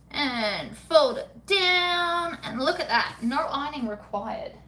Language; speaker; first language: English; native; English